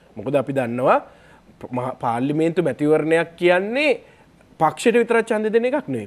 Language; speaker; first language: Sinhala; native; Sinhala